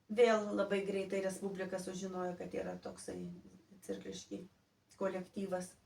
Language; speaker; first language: Lithuanian; native; Lithuanian